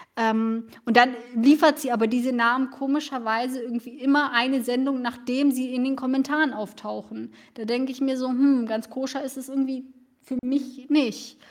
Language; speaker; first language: German; early bilingual, other home language; Russian